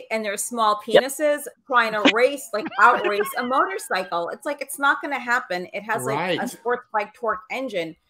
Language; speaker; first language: English; early bilingual, other home language; Portuguese